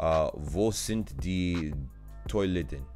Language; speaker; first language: German; non-native, learner; English